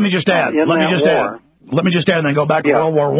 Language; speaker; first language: English; native; English